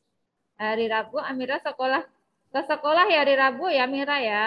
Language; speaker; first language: Indonesian; native; Indonesian